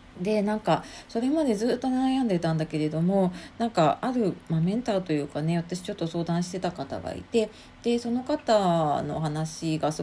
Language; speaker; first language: Japanese; native; Japanese